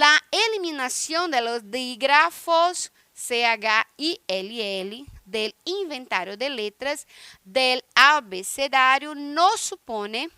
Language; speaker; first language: Spanish; non-native, fluent; Portuguese